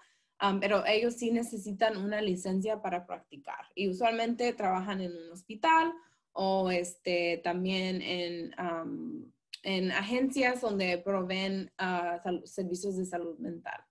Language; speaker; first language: Spanish; early bilingual, heritage; Spanish